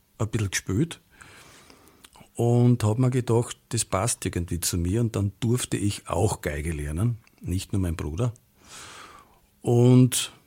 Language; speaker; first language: German; native; German